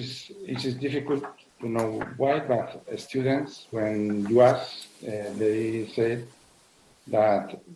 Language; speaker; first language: English; non-native, learner; Spanish